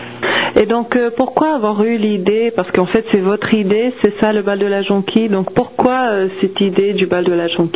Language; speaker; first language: French; native; French